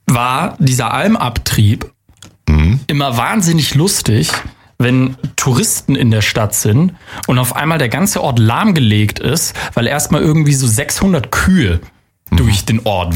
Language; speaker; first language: German; native; German